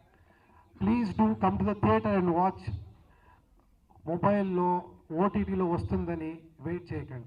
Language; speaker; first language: Telugu; non-native, learner; Kannada